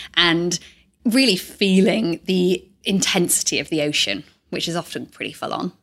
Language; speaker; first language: English; native; English